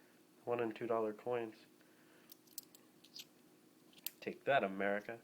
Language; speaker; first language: English; native; English